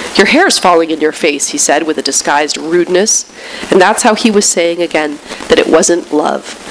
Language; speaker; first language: English; early bilingual, other home language; Spanish